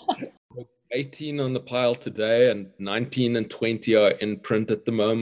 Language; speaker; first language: English; native; English